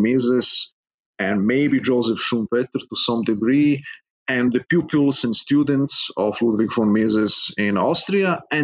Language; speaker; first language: English; non-native, fluent; Serbian